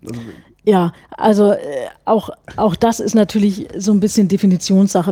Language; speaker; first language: German; native; German